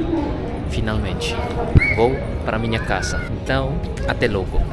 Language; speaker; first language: Portuguese; non-native, learner; Indonesian